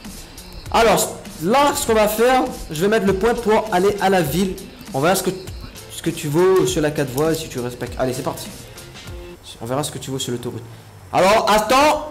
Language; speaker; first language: French; native; French